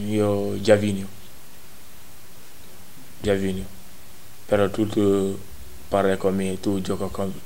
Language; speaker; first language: Italian; non-native, learner; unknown